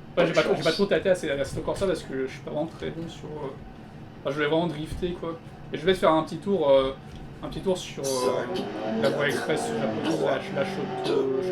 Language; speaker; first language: French; native; French